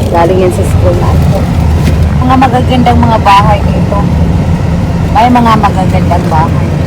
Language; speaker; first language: Filipino; non-native, local second language; Cebuano